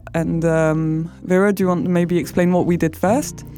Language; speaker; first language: English; non-native, fluent; French